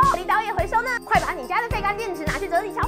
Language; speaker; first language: Chinese; native; Chinese